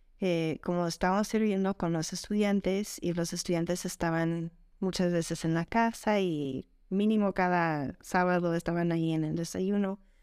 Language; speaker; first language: Spanish; non-native, fluent; English